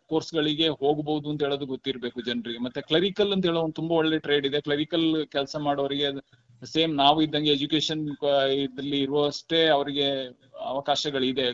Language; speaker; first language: Kannada; non-native, local second language; Kodava